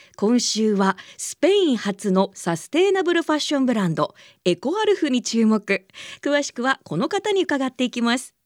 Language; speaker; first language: Japanese; native; Japanese